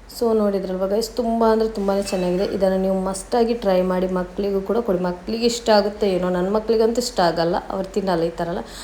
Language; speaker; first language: Kannada; non-native, local second language; Badaga